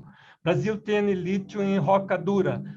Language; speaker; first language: Spanish; non-native, learner; Portuguese